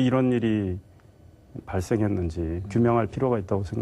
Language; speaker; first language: Korean; native; Korean